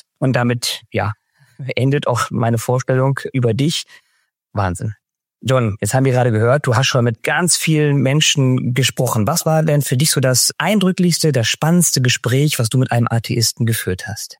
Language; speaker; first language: German; native; German